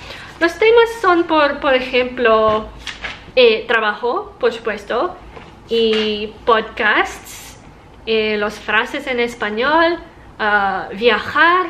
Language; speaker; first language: Spanish; non-native, learner; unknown